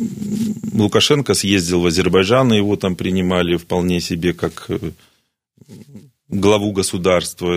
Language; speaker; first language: Russian; native; Russian